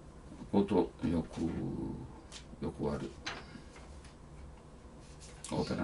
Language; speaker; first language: Japanese; non-native, learner; Italian